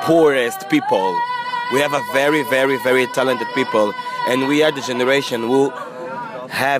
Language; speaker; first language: English; non-native, fluent; Portuguese